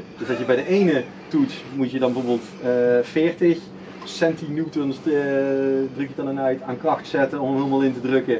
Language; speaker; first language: Dutch; native; Dutch